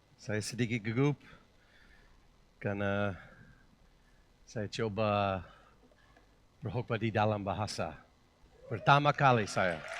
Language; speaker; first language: Indonesian; non-native, learner; English